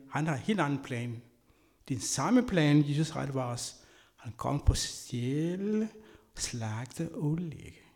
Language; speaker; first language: Danish; non-native, fluent; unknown